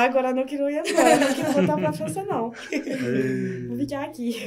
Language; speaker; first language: Portuguese; non-native, learner; French